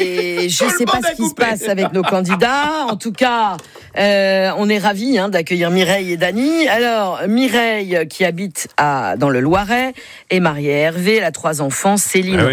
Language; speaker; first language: French; native; French